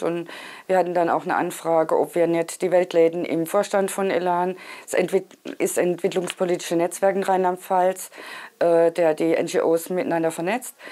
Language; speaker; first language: German; native; German